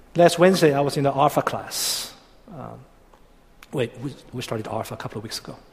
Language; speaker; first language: English; non-native, fluent; Korean